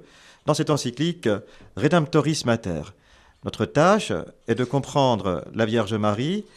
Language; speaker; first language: French; native; French